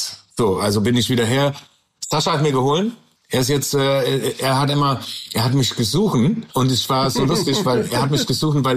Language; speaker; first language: German; non-native, learner; English